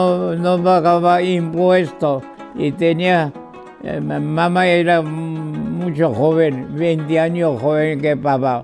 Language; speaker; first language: Spanish; non-native, fluent; Georgian